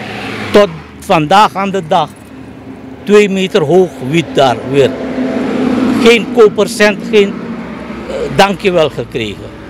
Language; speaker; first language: Dutch; non-native, local second language; Caribbean Hindustani